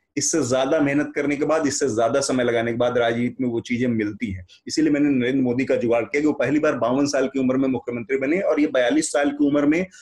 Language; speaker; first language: Hindi; native; Hindi